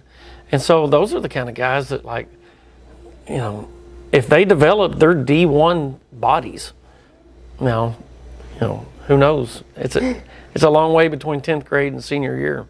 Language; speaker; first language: English; native; English